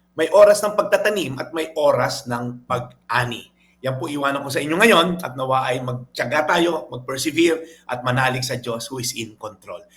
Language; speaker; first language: Filipino; native; Filipino